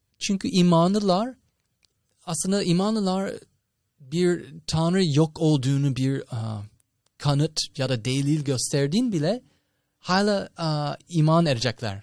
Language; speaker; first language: Turkish; non-native, fluent; English